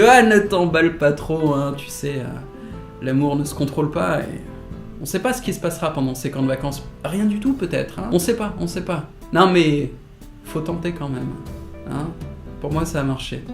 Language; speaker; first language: French; native; French